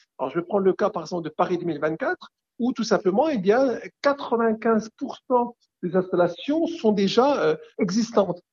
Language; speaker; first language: French; native; French